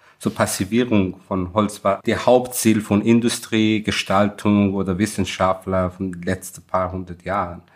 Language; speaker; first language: German; non-native, fluent; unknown